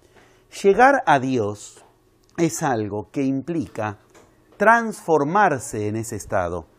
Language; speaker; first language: Spanish; native; Spanish